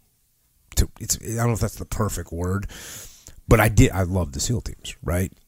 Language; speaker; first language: English; native; English